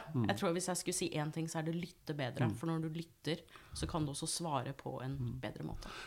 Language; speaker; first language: Norwegian; non-native, fluent; English